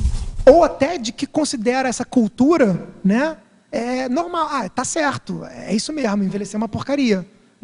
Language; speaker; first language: Portuguese; native; Portuguese